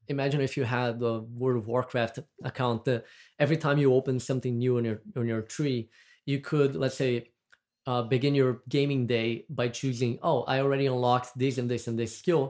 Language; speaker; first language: English; non-native, fluent; Portuguese